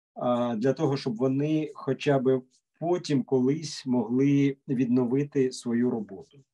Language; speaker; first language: Ukrainian; native; Ukrainian